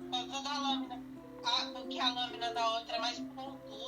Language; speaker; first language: Portuguese; native; Portuguese